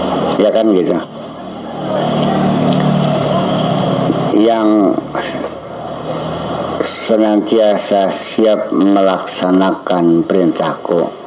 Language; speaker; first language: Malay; non-native, local second language; Javanese